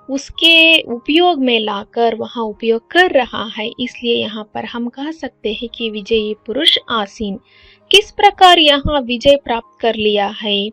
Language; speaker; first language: Hindi; non-native, local second language; Kannada